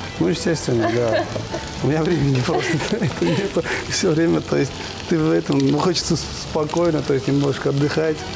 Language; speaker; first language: Russian; non-native, fluent; Armenian